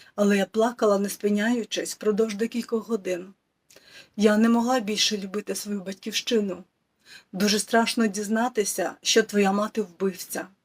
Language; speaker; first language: Ukrainian; non-native, local second language; Russian